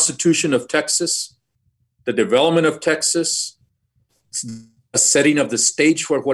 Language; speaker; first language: English; native; English